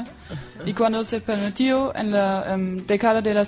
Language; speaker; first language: Spanish; non-native, fluent; German